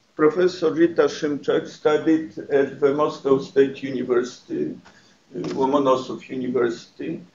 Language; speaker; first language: English; non-native, fluent; Polish